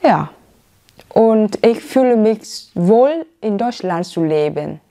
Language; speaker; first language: German; non-native, learner; Vietnamese